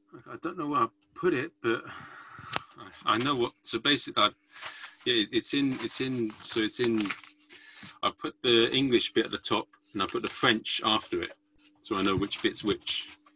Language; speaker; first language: English; native; English